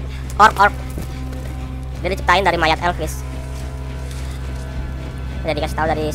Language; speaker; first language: Indonesian; native; Indonesian